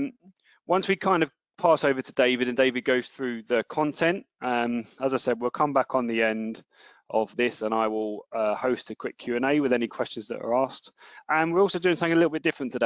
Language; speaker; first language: English; native; English